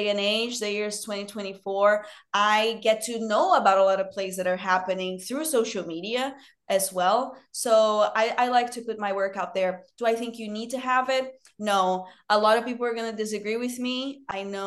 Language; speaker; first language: English; non-native, fluent; Portuguese